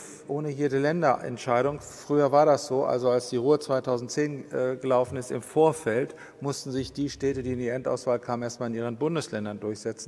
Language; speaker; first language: German; native; German